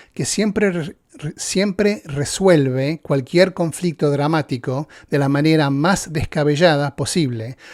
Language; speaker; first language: Spanish; early bilingual, heritage; Spanish